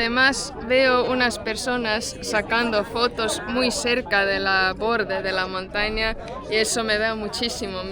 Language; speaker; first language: Spanish; non-native, fluent; Portuguese